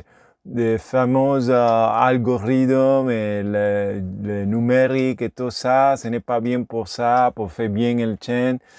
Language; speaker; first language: French; non-native, learner; Spanish